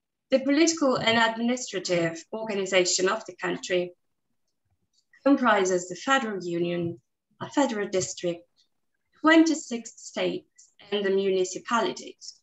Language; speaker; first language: English; non-native, fluent; Portuguese